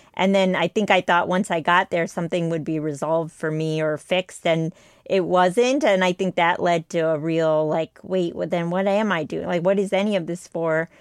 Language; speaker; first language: English; native; English